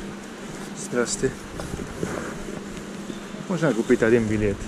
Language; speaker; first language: Russian; non-native, learner; Spanish